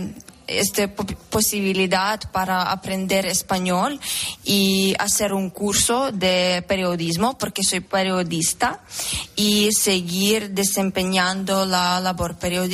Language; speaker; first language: Spanish; non-native, learner; Ukrainian